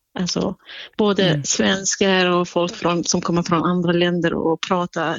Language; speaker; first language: Swedish; non-native, fluent; Central Kurdish